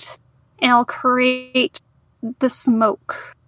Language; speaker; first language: English; native; English